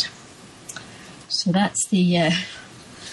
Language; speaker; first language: English; native; English